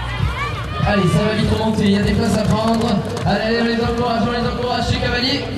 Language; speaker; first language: French; native; French